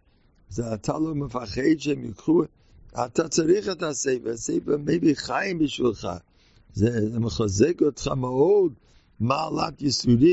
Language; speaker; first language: Hebrew; non-native, fluent; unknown